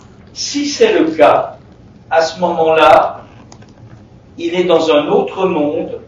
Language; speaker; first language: French; native; French